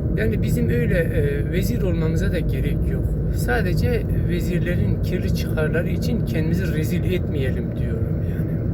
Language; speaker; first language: Turkish; non-native, local second language; Kurdish